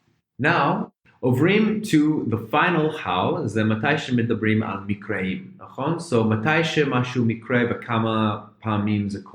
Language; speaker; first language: Hebrew; non-native, fluent; English